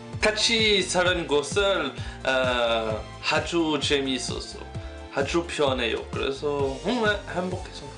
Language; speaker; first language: Korean; non-native, learner; French